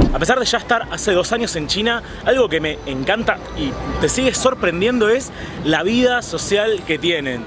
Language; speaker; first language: Spanish; native; Spanish